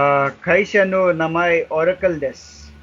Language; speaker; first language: Japanese; non-native, learner; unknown